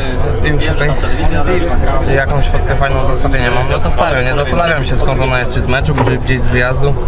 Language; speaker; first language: Polish; native; Polish